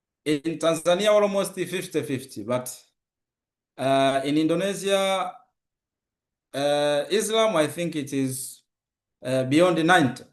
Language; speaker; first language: English; non-native, local second language; Swahili